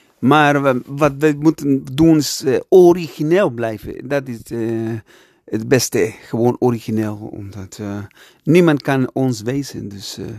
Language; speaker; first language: Dutch; non-native, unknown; Spanish